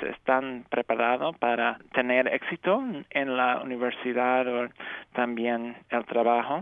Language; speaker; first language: Spanish; non-native, fluent; English